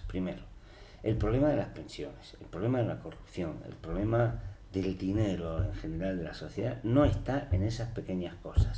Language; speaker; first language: Spanish; native; Spanish